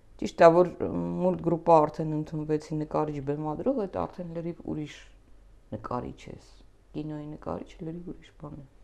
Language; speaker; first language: Armenian; native; Armenian